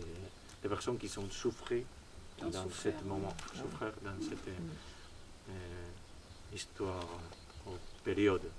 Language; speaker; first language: French; non-native, fluent; Spanish